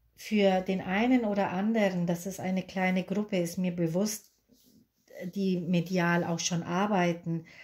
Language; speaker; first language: German; non-native, fluent; Spanish